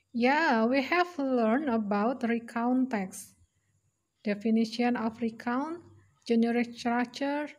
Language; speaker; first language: English; non-native, fluent; Indonesian